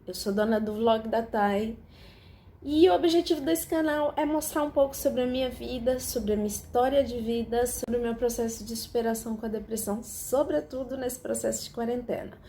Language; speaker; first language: Portuguese; native; Portuguese